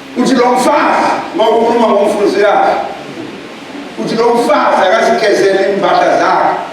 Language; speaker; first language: Zulu; non-native, local second language; Xhosa